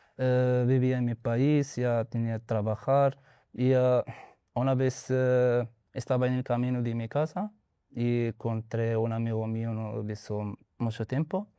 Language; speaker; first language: Spanish; non-native, learner; Arabic